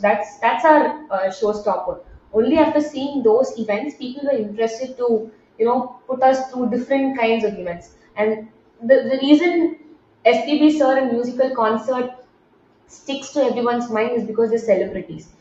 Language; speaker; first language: English; non-native, local second language; Tamil